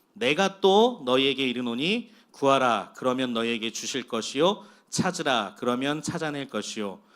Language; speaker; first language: Korean; native; Korean